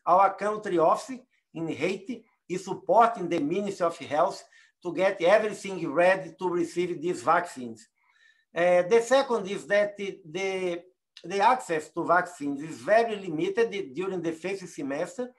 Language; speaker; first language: English; non-native, fluent; Portuguese